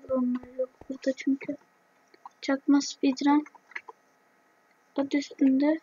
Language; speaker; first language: Turkish; native; Turkish